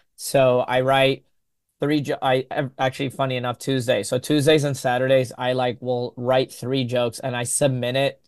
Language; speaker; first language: English; native; English